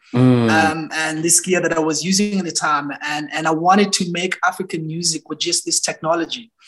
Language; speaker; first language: English; non-native, local second language; Xhosa